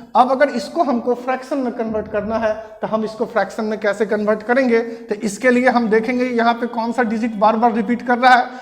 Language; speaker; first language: Hindi; native; Hindi